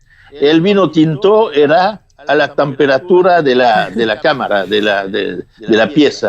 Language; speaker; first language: Spanish; non-native, fluent; French